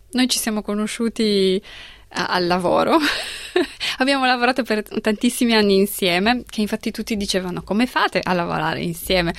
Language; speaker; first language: Italian; non-native, fluent; Polish